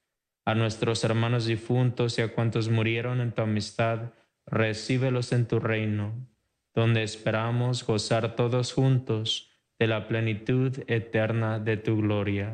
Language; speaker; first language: Spanish; native; Spanish